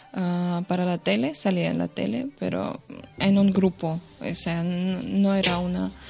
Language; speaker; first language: Spanish; non-native, fluent; Russian